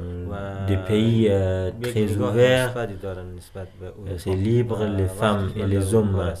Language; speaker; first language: French; non-native, fluent; Persian